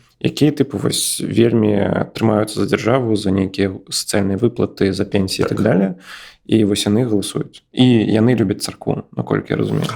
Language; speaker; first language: Belarusian; non-native, local second language; Russian